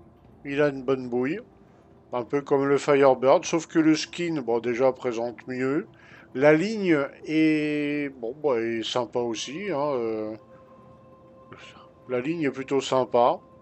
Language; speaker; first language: French; native; French